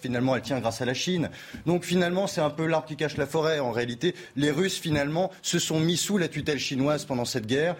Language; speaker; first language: French; native; French